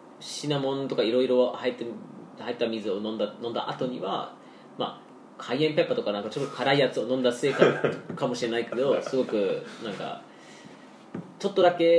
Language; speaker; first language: Japanese; non-native, fluent; English